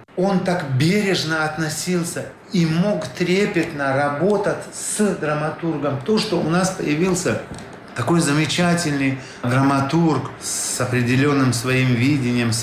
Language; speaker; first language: Russian; non-native, local second language; Tajik